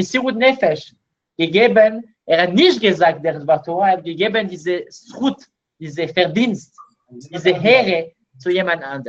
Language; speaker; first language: German; non-native, learner; Hebrew